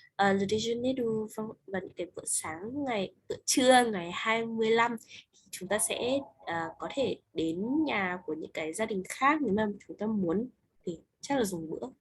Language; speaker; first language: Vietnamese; native; Vietnamese